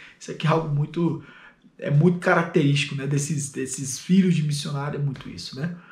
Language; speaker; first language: Portuguese; native; Portuguese